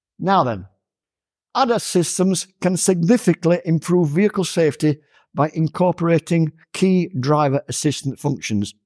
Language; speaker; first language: English; native; English